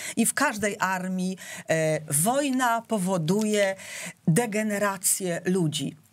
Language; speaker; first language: Polish; native; Polish